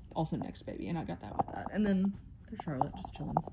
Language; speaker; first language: English; native; English